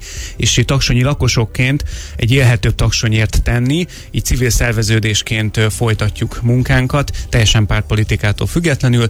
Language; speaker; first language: Hungarian; native; Hungarian